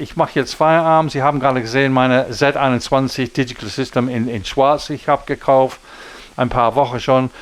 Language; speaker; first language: German; non-native, learner; English